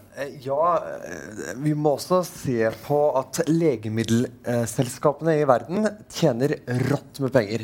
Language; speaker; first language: Norwegian; non-native, fluent; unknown